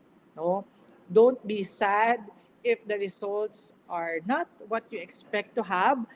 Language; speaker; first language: English; non-native, local second language; Filipino